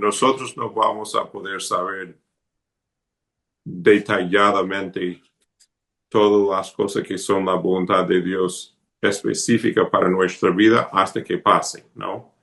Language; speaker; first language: Spanish; non-native, fluent; English